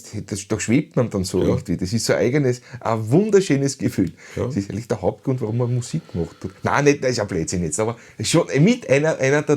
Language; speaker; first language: German; native; German